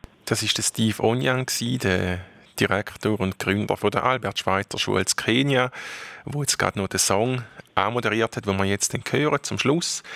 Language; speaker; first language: German; native; German